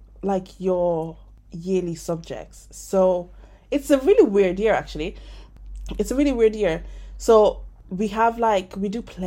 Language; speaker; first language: English; native; English